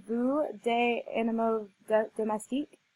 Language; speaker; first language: French; non-native, learner; English